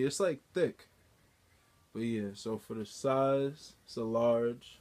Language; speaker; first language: English; native; English